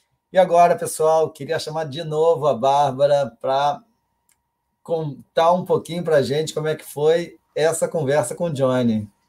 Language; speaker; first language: Portuguese; native; Portuguese